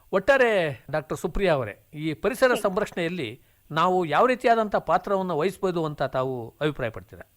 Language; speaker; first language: Kannada; native; Kannada